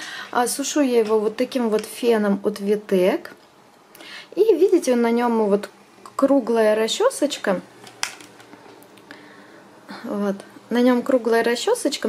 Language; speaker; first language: Russian; native; Russian